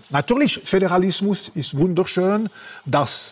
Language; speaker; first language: German; non-native, local second language; French